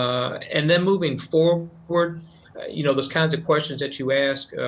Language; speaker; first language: English; native; English